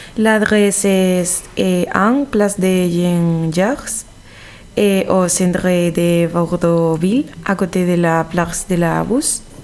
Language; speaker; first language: French; non-native, learner; Spanish